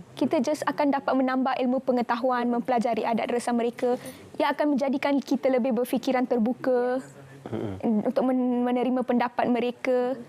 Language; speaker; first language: Malay; non-native, local second language; English